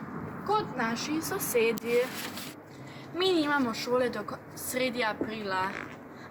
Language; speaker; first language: Slovenian; early bilingual, heritage; Slovenian